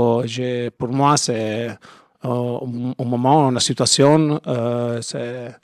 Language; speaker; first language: French; non-native, learner; Italian